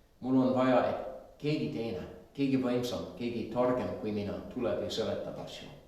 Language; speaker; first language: Estonian; non-native, fluent; English